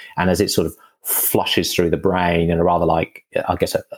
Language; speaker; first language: English; native; English